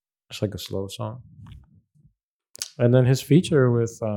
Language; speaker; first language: English; native; English